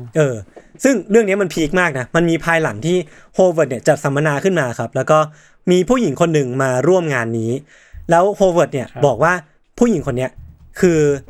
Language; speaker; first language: Thai; native; Thai